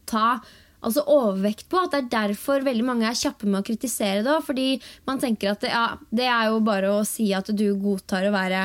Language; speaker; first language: Norwegian; native; Norwegian